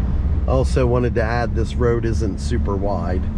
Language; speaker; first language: English; native; English